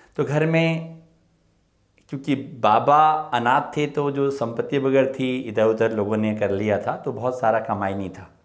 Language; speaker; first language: Hindi; early bilingual, other home language; Nepali